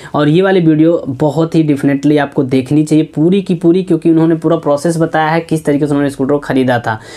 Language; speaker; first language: Hindi; native; Hindi